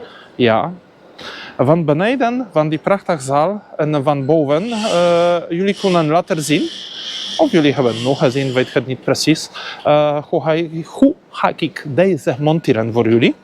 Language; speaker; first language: Dutch; non-native, learner; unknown